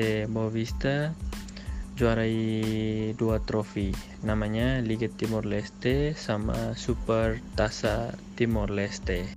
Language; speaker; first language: Indonesian; non-native, local second language; Tetum